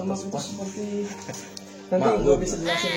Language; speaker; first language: Indonesian; native; Indonesian